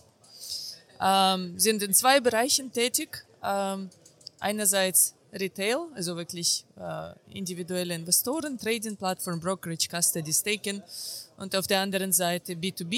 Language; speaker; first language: German; non-native, fluent; Ukrainian